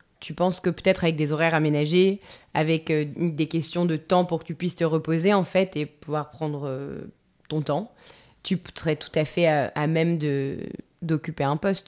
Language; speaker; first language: French; native; French